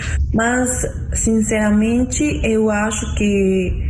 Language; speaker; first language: Portuguese; non-native, learner; Spanish